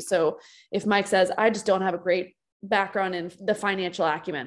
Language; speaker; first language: English; native; English